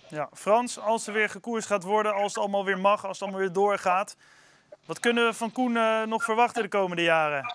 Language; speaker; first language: Dutch; native; Dutch